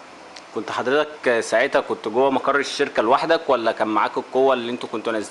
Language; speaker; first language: Arabic; native; Arabic